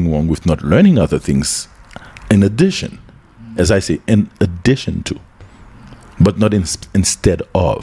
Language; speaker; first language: English; native; English